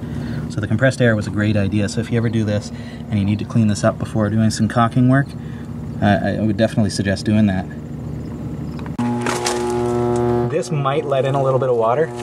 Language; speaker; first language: English; native; English